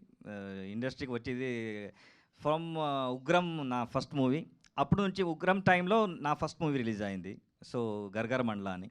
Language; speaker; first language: Telugu; non-native, learner; Kannada